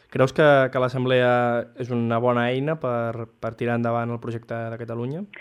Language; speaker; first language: Catalan; native; Catalan